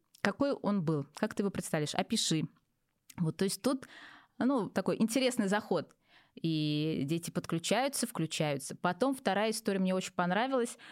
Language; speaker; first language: Russian; native; Russian